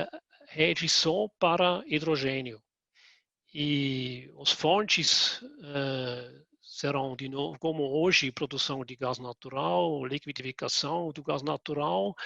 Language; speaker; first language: Portuguese; non-native, fluent; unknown